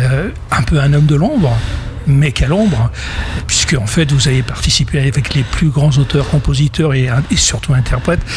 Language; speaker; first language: French; native; French